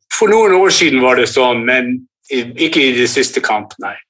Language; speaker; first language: Norwegian; early bilingual, heritage; English